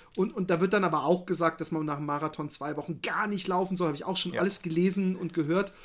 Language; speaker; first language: German; native; German